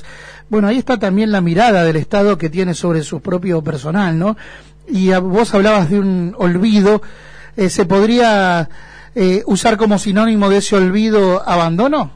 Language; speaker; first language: Spanish; native; Spanish